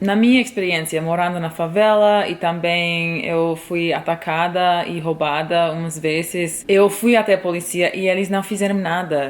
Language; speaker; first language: Portuguese; non-native, fluent; English